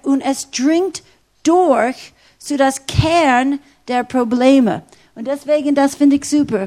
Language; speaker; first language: German; non-native, fluent; English